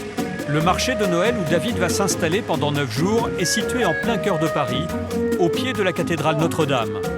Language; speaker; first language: French; native; French